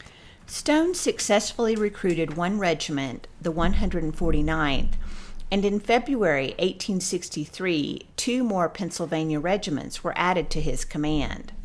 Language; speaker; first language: English; native; English